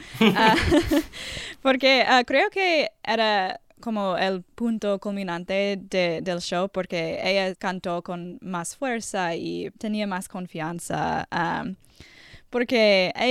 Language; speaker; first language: Spanish; non-native, learner; English